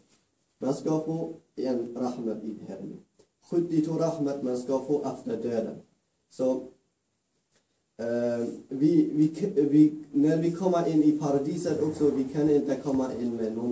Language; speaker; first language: Swedish; non-native, fluent; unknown